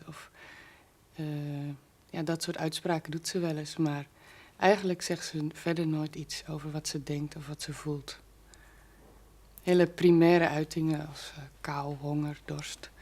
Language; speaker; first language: Dutch; native; Dutch